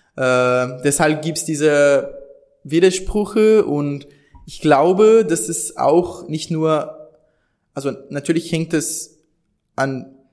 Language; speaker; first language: German; non-native, fluent; Portuguese